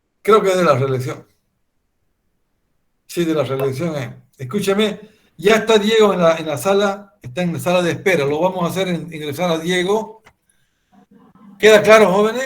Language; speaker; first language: Spanish; native; Spanish